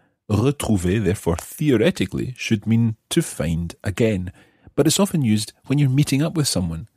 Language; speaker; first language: English; native; English